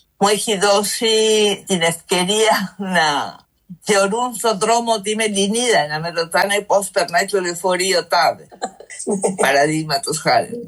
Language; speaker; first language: Greek; non-native, fluent; Spanish